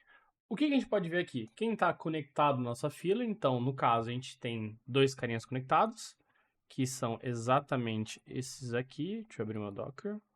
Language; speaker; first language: Portuguese; native; Portuguese